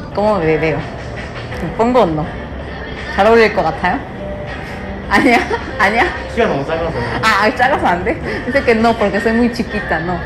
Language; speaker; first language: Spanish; non-native, fluent; Korean